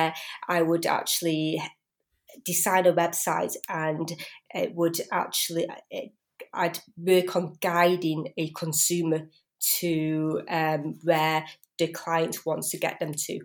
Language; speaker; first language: English; native; English